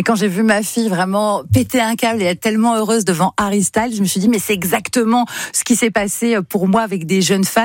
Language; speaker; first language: French; native; French